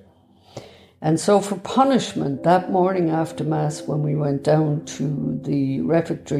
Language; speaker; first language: English; native; English